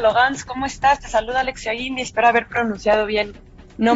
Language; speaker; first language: Spanish; native; Spanish